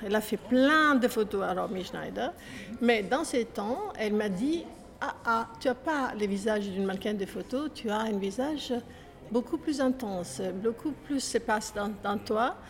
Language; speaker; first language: French; non-native, fluent; Italian